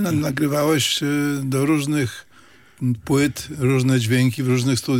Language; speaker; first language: Polish; native; Polish